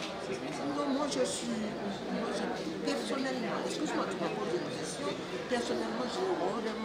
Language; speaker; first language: French; non-native, local second language; Guadeloupean Creole French